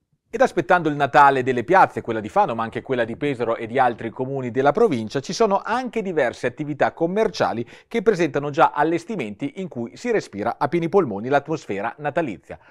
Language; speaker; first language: Italian; native; Italian